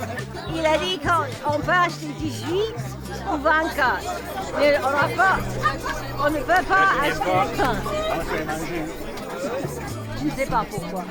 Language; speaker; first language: French; non-native, fluent; English